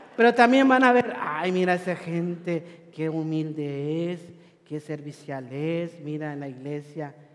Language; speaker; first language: Spanish; native; Spanish